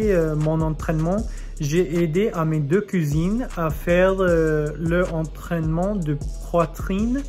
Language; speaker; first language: French; non-native, fluent; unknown